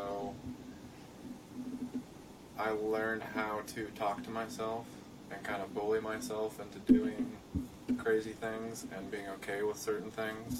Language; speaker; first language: English; native; English